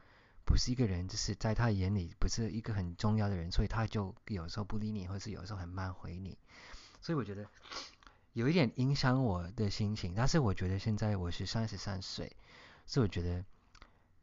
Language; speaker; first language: Chinese; early bilingual, heritage; Chinese